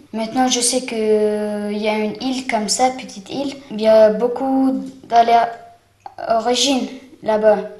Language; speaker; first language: French; non-native, learner; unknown